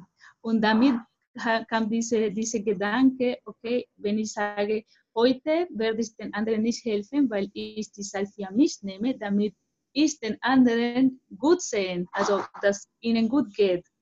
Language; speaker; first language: German; non-native, fluent; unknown